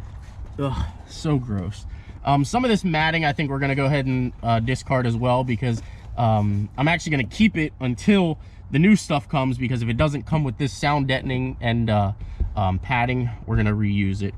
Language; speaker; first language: English; native; English